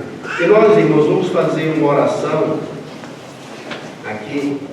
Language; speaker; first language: Portuguese; native; Portuguese